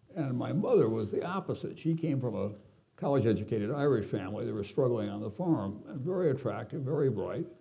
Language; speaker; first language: English; native; English